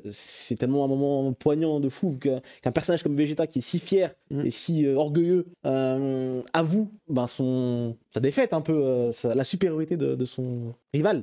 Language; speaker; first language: French; native; French